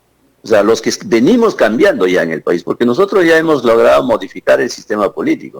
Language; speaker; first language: Spanish; native; Spanish